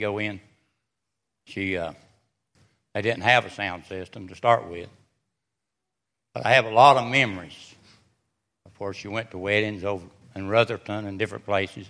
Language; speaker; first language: English; native; English